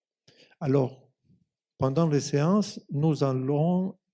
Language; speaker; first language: French; non-native, fluent; Italian